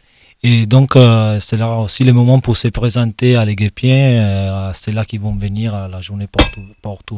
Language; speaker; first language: French; non-native, fluent; Italian